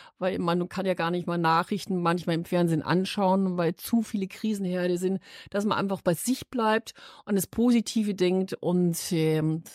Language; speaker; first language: German; native; German